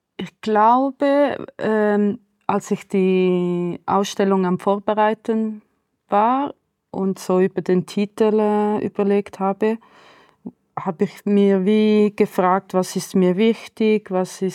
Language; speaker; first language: German; non-native, local second language; Italian